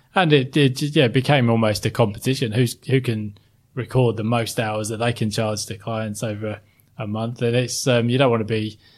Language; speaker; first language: English; native; English